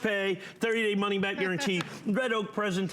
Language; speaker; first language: English; native; English